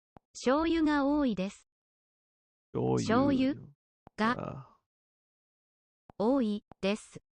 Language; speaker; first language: Japanese; non-native, learner; English